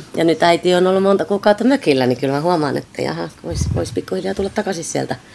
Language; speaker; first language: Finnish; native; Finnish